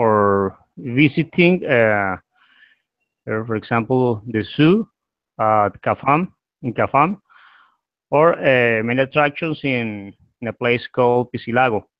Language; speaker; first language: English; non-native, learner; Spanish